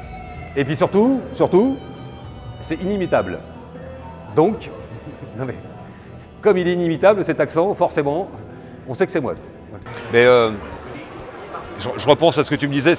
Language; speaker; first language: French; native; French